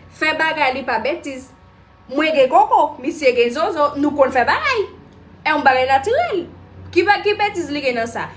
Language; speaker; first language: Haitian Creole; non-native, fluent; Portuguese